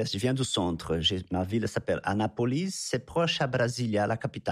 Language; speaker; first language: French; non-native, fluent; Portuguese